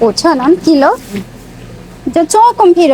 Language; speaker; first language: Korean; non-native, learner; Bangla